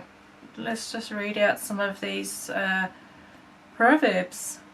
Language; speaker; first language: English; native; English